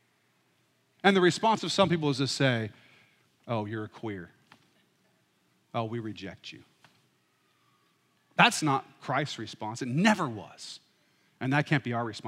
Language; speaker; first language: English; native; English